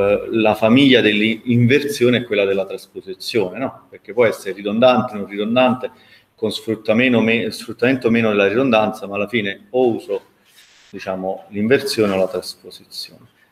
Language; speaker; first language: Italian; native; Italian